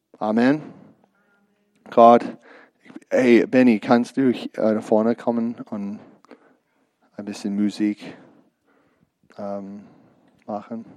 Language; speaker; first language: German; non-native, learner; English